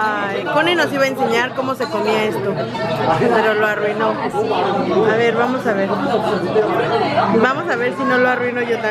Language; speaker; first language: Spanish; native; Spanish